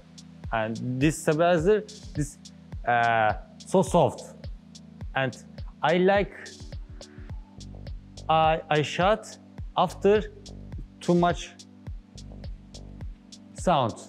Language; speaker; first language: English; non-native, learner; Turkish